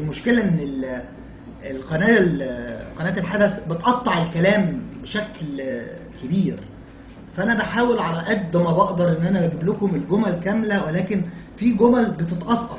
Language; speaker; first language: Arabic; native; Arabic